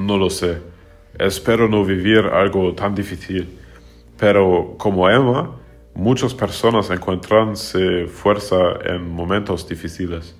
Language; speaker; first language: Spanish; non-native, learner; German